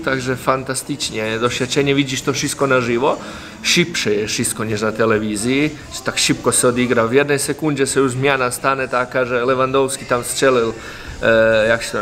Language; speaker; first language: Polish; non-native, fluent; Croatian